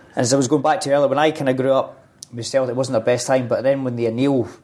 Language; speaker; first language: English; native; English